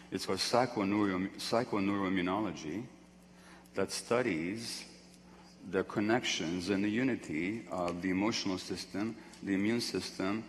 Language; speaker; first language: English; non-native, fluent; Hungarian